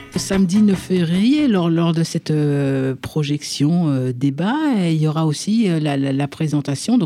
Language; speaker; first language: French; native; French